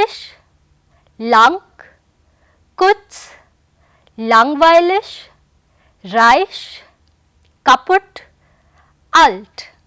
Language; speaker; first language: German; non-native, fluent; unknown